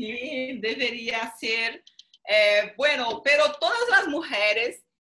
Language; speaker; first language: Spanish; non-native, learner; Portuguese